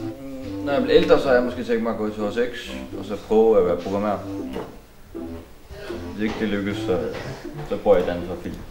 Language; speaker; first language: Danish; non-native, local second language; Faroese